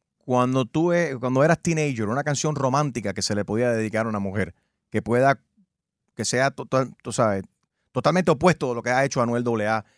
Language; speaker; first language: Spanish; early bilingual, heritage; Spanish